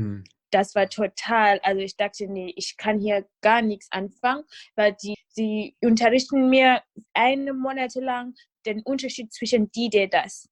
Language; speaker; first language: German; non-native, fluent; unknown